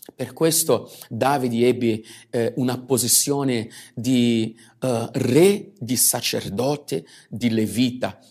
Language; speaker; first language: Italian; non-native, fluent; Portuguese